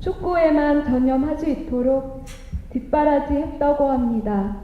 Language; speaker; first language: Korean; native; Korean